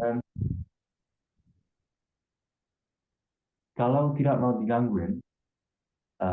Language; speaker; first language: Indonesian; non-native, fluent; English